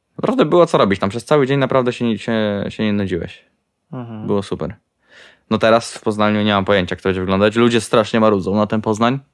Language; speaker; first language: Polish; native; Polish